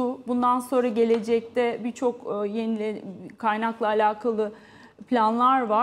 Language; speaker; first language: Turkish; native; Turkish